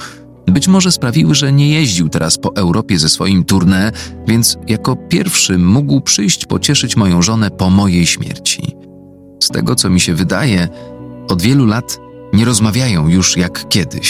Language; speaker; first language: Polish; native; Polish